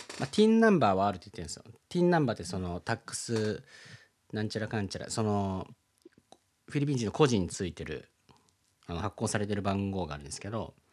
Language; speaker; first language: Japanese; native; Japanese